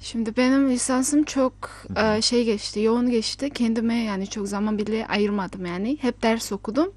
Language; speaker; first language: Turkish; non-native, fluent; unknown